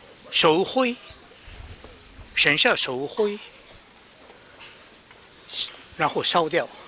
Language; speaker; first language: Chinese; non-native, learner; Japanese